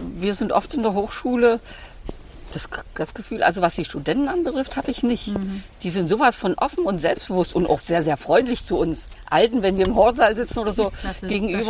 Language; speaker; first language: German; native; German